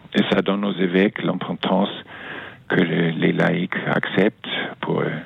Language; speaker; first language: French; non-native, fluent; German